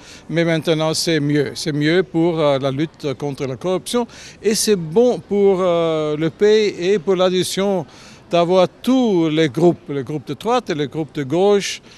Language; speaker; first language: French; non-native, fluent; German